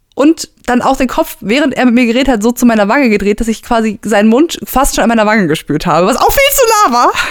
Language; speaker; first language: German; native; German